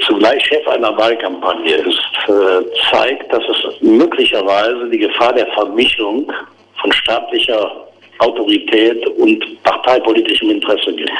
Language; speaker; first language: German; native; German